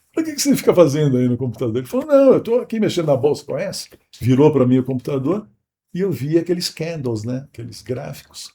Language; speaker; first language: Portuguese; native; Portuguese